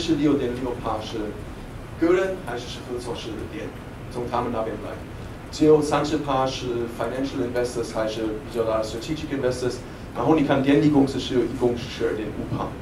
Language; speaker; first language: Chinese; non-native, fluent; German